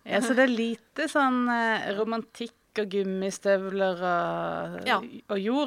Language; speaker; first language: Norwegian; native; Norwegian